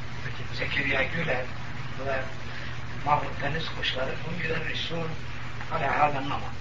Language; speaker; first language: Arabic; non-native, fluent; Turkish